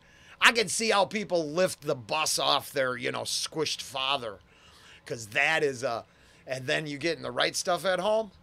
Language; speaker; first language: English; native; English